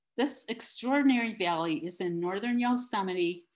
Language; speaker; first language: English; native; English